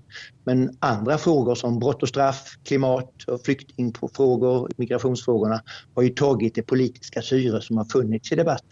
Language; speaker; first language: Swedish; native; Swedish